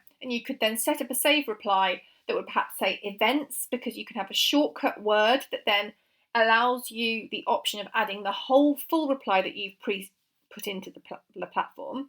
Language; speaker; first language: English; native; English